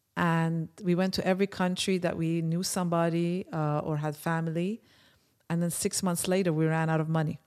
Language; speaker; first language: English; early bilingual, other home language; Persian